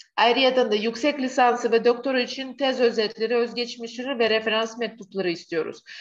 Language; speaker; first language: Turkish; non-native, fluent; Russian